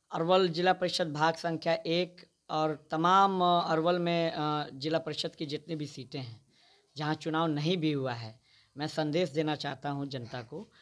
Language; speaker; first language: Hindi; native; Hindi